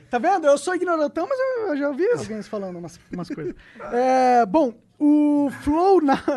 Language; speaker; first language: Portuguese; native; Portuguese